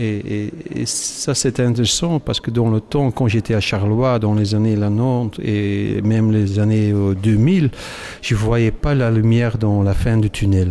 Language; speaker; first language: French; non-native, local second language; Dutch